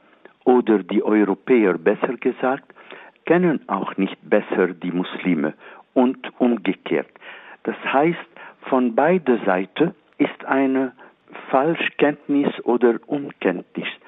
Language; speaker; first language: German; non-native, fluent; Arabic